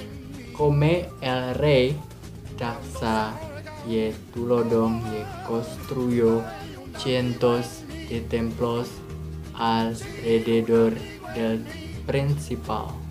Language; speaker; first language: Spanish; non-native, learner; Indonesian